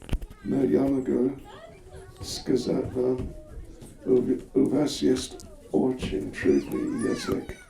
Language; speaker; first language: Russian; non-native, learner; English